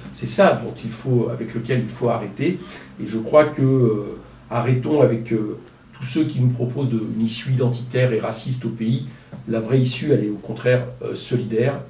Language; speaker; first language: French; native; French